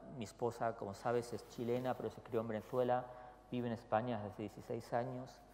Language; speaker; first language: Spanish; native; Spanish